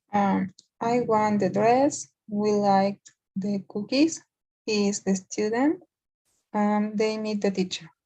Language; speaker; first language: English; non-native, learner; Spanish